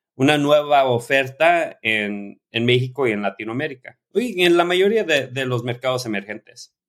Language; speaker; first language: Spanish; early bilingual, heritage; Spanish